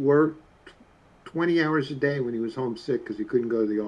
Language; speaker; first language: English; native; English